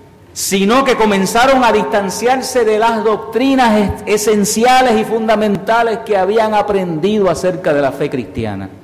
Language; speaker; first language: Spanish; native; Spanish